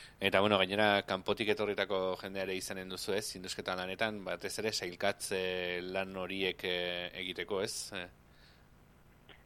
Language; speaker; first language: Basque; native; Basque